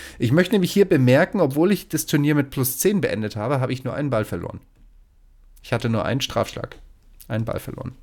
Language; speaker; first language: German; native; German